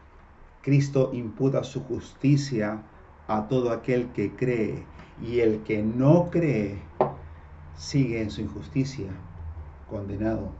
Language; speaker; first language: Spanish; native; Spanish